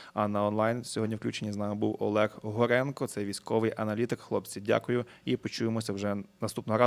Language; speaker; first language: Ukrainian; native; Ukrainian